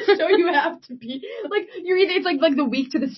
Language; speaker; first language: English; native; English